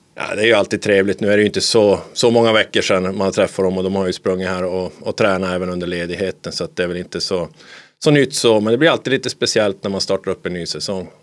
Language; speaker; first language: Swedish; native; Swedish